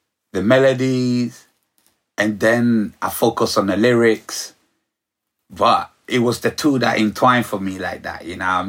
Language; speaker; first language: English; early bilingual, other home language; Ga